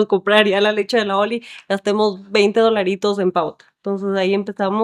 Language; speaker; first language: Spanish; native; Spanish